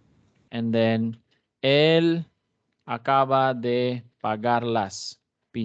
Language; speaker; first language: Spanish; non-native, fluent; Filipino